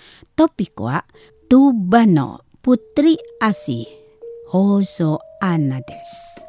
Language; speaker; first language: Japanese; non-native, learner; Indonesian